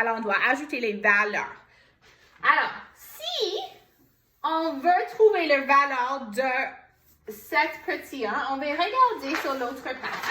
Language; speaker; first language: French; non-native, fluent; English